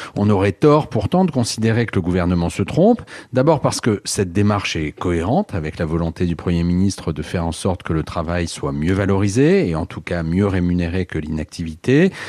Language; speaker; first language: French; native; French